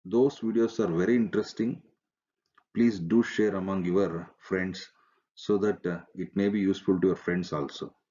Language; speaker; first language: English; non-native, local second language; Kannada